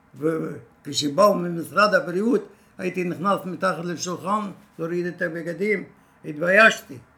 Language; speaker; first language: Hebrew; non-native, fluent; Romanian